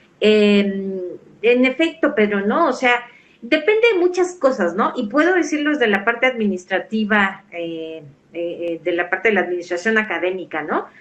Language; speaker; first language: Spanish; native; Spanish